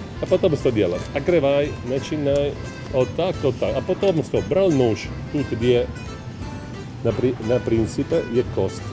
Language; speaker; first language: Russian; non-native, learner; Italian